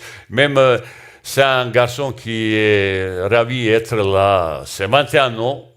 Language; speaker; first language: French; non-native, learner; Bosnian